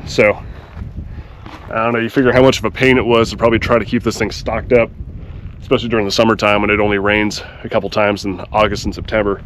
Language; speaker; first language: English; native; English